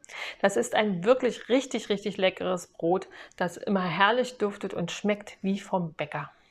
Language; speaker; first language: German; native; German